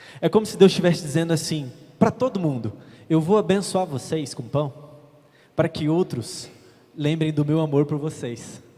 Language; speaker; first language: Portuguese; native; Portuguese